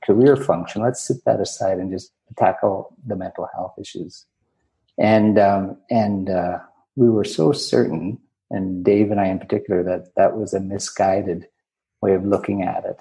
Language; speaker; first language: English; native; English